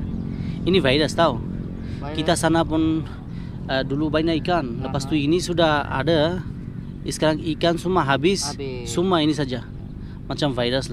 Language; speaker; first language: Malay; non-native, learner; Bangla